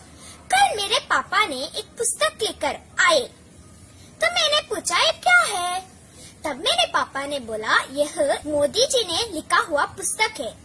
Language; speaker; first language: Hindi; non-native, local second language; Kannada